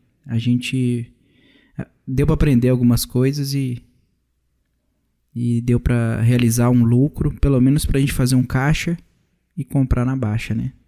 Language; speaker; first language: Portuguese; native; Portuguese